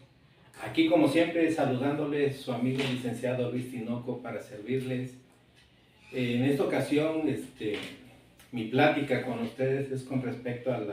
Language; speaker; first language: Spanish; native; Spanish